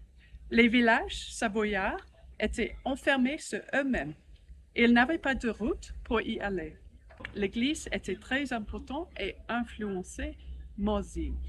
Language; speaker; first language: French; non-native, learner; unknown